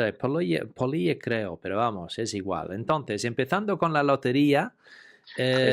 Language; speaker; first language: Spanish; non-native, fluent; English